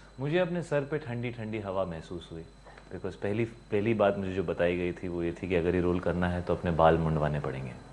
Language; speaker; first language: Hindi; native; Hindi